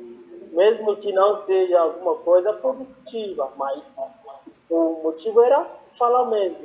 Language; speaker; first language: Portuguese; non-native, fluent; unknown